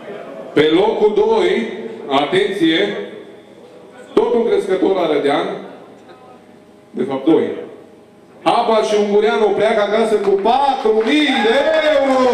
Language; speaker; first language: Romanian; native; Romanian